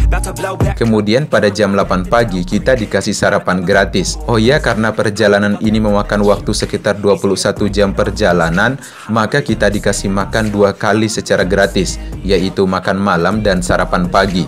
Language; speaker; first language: Indonesian; native; Indonesian